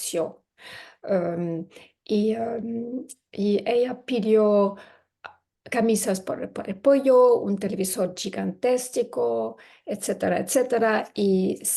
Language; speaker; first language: Spanish; non-native, learner; English